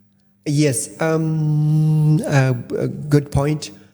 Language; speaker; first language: English; non-native, fluent; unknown